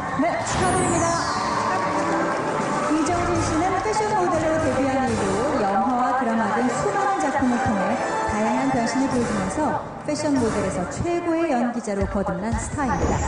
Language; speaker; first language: Korean; native; Korean